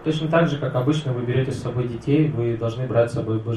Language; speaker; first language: Russian; native; Russian